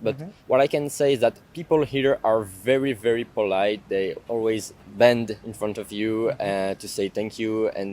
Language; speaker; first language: English; non-native, fluent; French